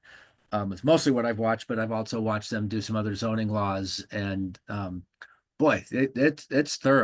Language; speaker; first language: English; native; English